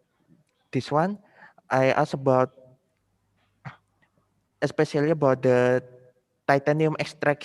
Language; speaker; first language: English; non-native, fluent; Indonesian